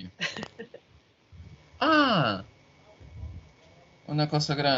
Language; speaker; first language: Spanish; non-native, learner; Portuguese